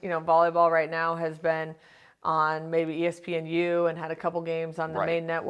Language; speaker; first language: English; native; English